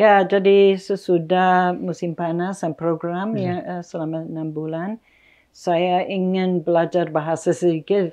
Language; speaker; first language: Indonesian; non-native, fluent; English